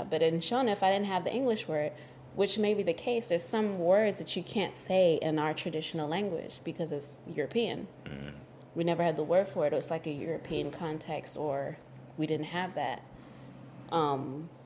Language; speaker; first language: English; early bilingual, other home language; Shona